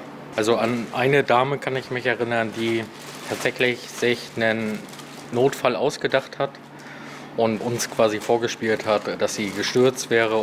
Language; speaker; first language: German; native; German